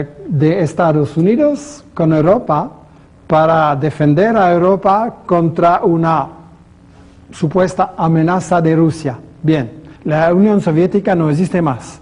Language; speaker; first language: Spanish; non-native, fluent; French